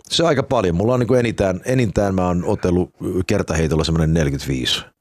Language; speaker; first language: Finnish; early bilingual, heritage; Finnish